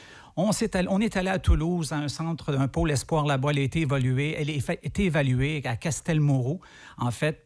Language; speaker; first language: French; native; French